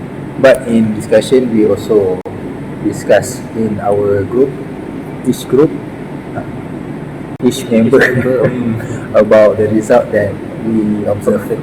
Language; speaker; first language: English; non-native, learner; Malay